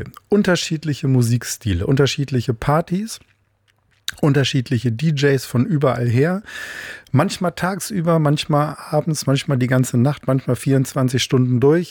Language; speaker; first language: German; native; German